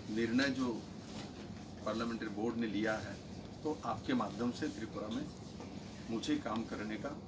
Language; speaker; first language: Hindi; non-native, local second language; Bangla